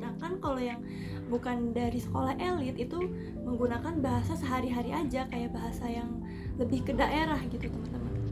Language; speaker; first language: Indonesian; native; Indonesian